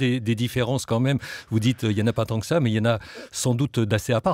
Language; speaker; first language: French; native; French